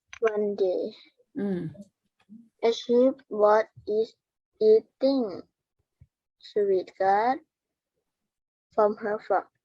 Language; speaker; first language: English; non-native, learner; Thai